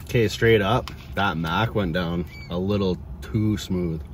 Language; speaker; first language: English; native; English